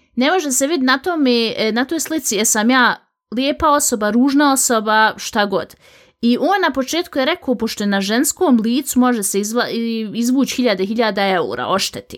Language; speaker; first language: Bosnian; early bilingual, heritage; Bosnian